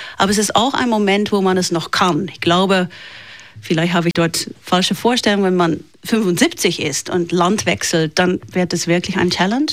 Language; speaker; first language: German; non-native, local second language; Dutch